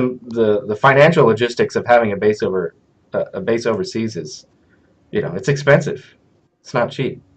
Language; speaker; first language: English; native; English